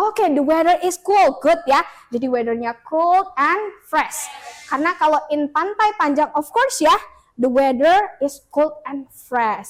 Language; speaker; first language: English; non-native, fluent; Indonesian